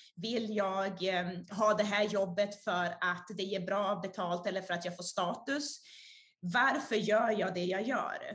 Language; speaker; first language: Swedish; early bilingual, other home language; Portuguese